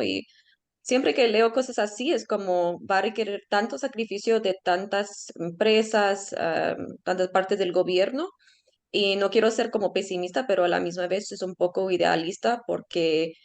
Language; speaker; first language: Spanish; early bilingual, heritage; Spanish